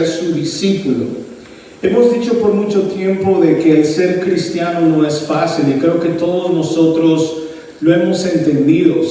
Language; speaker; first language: Spanish; early bilingual, heritage; Spanish